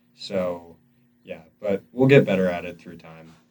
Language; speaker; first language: English; native; English